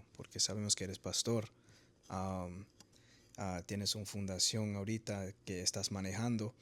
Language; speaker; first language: Spanish; early bilingual, heritage; Spanish